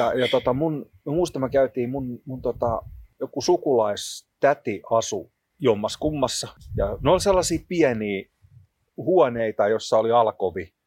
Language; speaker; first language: Finnish; native; Finnish